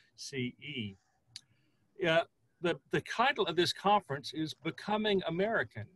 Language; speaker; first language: English; native; English